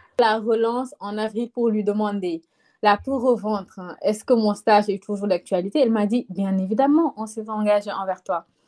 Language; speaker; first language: French; non-native, local second language; Wolof